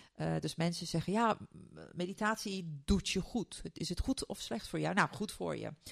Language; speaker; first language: Dutch; non-native, fluent; Turkish